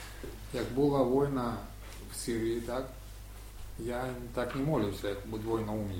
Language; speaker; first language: Polish; non-native, learner; Ukrainian